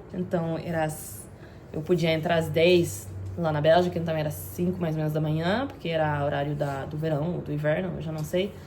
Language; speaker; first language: Portuguese; non-native, fluent; Dutch